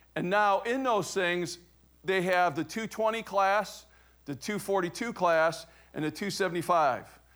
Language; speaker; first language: English; native; English